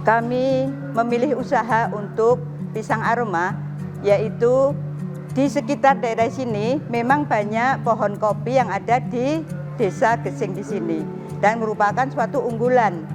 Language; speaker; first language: Indonesian; non-native, local second language; Javanese